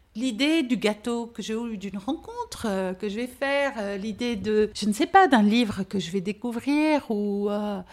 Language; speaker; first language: French; native; French